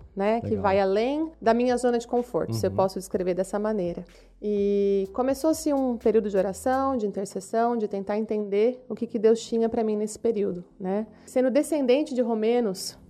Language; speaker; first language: Portuguese; native; Portuguese